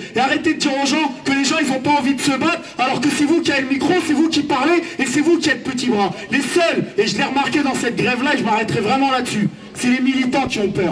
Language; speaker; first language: French; native; French